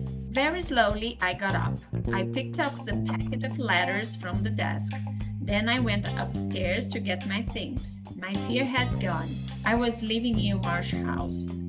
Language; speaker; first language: English; non-native, fluent; Portuguese